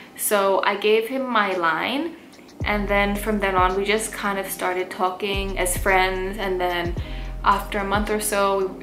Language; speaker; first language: English; early bilingual, heritage; English